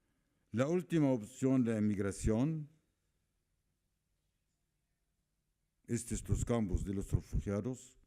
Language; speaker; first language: Spanish; non-native, fluent; Arabic